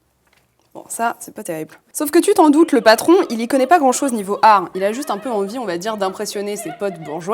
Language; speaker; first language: French; native; French